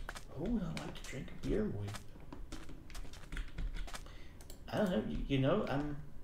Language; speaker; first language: English; non-native, fluent; German